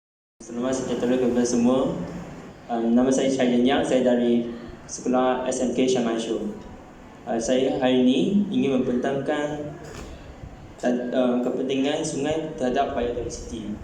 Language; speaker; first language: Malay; non-native, local second language; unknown